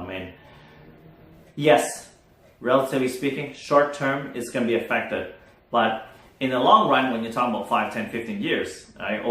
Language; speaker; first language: English; non-native, fluent; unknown